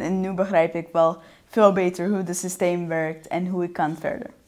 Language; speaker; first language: Dutch; non-native, fluent; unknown